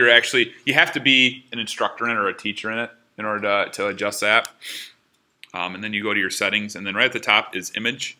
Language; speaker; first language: English; native; English